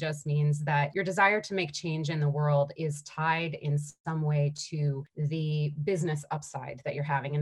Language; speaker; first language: English; native; English